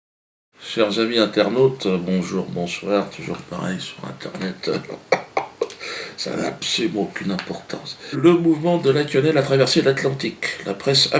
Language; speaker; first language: French; native; French